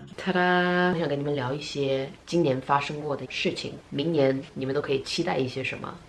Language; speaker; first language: Chinese; early bilingual, heritage; Chinese